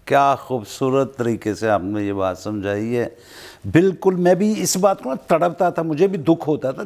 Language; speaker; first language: Urdu; non-native, local second language; Punjabi